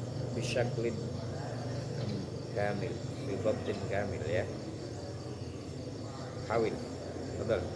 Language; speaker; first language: Arabic; non-native, fluent; Indonesian